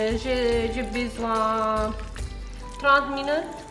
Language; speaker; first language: French; non-native, learner; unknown